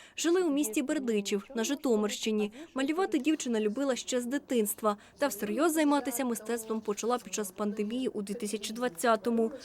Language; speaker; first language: Ukrainian; native; Ukrainian